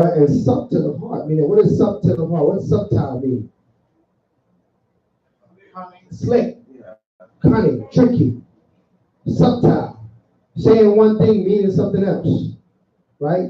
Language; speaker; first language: English; native; English